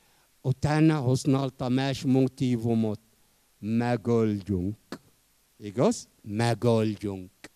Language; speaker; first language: Hungarian; non-native, fluent; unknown